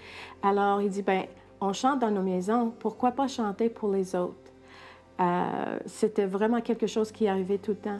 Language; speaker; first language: French; non-native, local second language; English